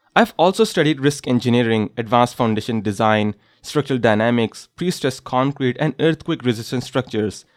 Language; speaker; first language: English; non-native, local second language; Urdu